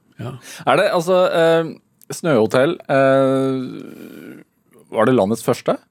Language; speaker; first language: Norwegian; native; Norwegian